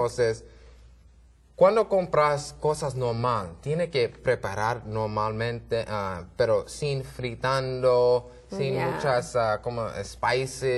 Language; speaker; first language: Spanish; non-native, learner; English